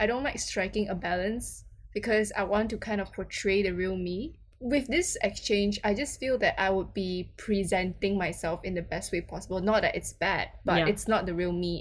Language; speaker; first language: English; non-native, local second language; Chinese